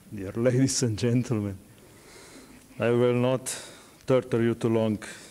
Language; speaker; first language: English; non-native, learner; Slovenian